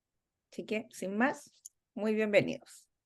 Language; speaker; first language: Spanish; native; Spanish